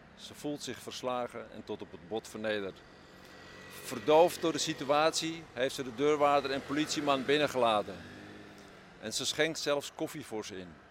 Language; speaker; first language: Dutch; native; Dutch